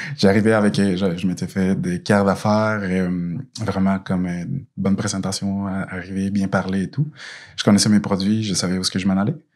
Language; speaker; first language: French; non-native, fluent; Spanish